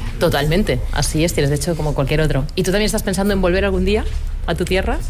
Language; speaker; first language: Spanish; native; Spanish